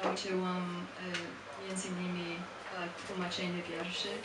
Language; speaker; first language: Polish; non-native, fluent; English